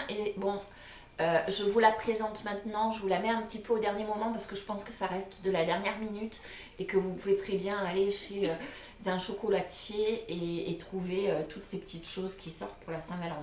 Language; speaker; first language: French; native; French